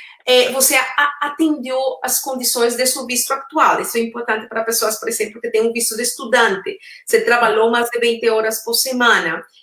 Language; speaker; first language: Portuguese; non-native, fluent; Spanish